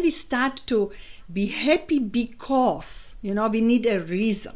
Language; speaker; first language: English; non-native, fluent; Slovak